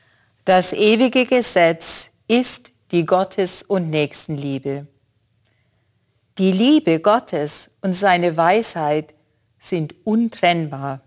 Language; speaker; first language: German; native; German